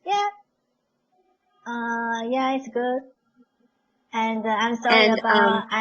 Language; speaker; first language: English; non-native, learner; Chinese